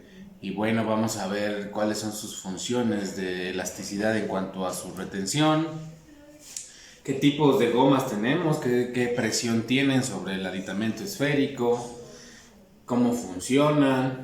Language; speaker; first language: Spanish; native; Spanish